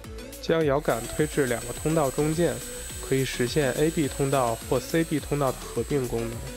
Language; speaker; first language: Chinese; native; Chinese